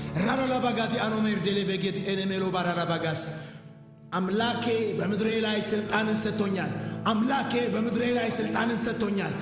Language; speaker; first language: Amharic; native; Amharic